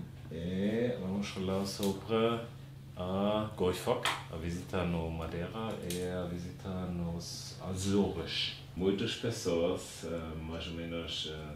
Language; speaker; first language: Portuguese; non-native, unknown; German